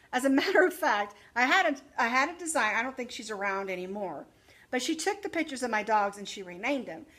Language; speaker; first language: English; native; English